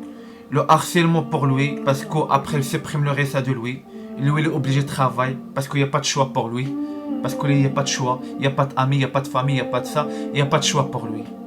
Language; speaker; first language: French; non-native, learner; Arabic